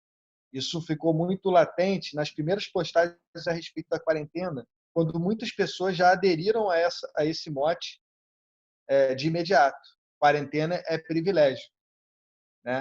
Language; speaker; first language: Portuguese; native; Portuguese